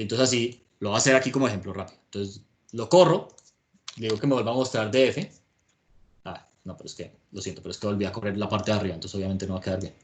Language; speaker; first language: Spanish; native; Spanish